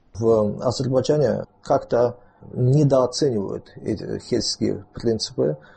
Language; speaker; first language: Russian; non-native, local second language; Azerbaijani